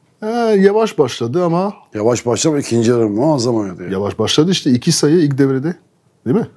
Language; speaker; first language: Turkish; non-native, fluent; French